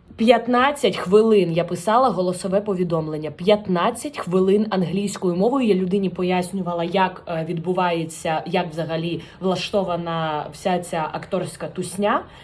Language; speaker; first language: Ukrainian; non-native, local second language; Russian